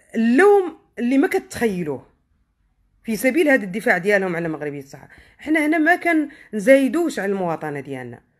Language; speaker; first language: Arabic; native; Arabic